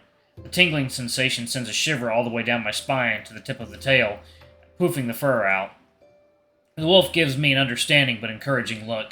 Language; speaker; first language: English; native; English